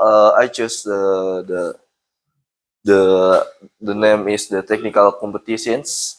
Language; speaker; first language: English; non-native, learner; Indonesian